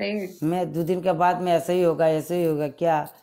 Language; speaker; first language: Hindi; non-native, learner; Bangla